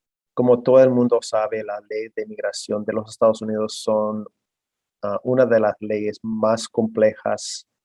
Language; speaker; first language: Spanish; non-native, fluent; English